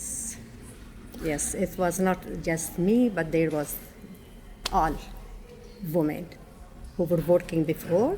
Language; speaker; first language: English; non-native, learner; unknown